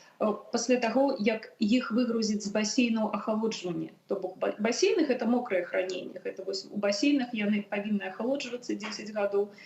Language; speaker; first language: Belarusian; non-native, local second language; Russian